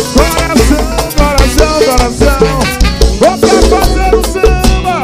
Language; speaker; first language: Portuguese; native; Portuguese